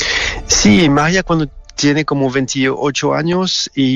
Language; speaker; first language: Spanish; non-native, learner; French